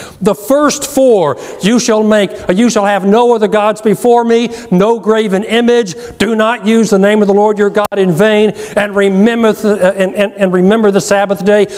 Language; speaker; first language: English; native; English